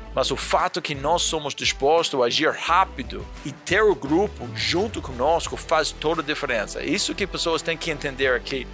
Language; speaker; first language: Portuguese; non-native, fluent; English